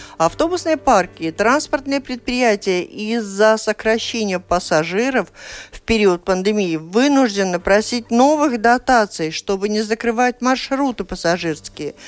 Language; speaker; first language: Russian; native; Russian